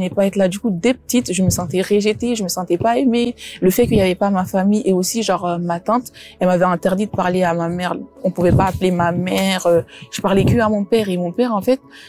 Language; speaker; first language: French; early bilingual, other home language; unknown